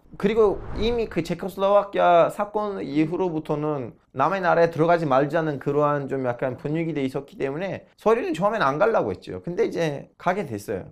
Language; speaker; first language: Korean; non-native, fluent; Turkish